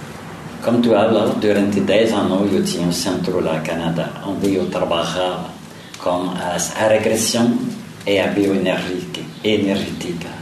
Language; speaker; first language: Spanish; non-native, learner; French